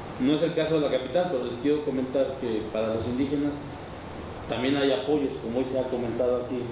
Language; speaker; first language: Spanish; non-native, local second language; Nahuatl languages